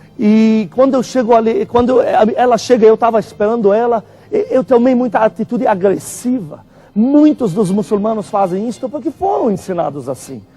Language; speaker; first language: Portuguese; non-native, fluent; Arabic